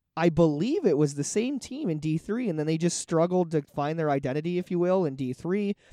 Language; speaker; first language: English; native; English